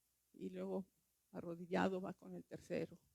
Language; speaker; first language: Spanish; native; Spanish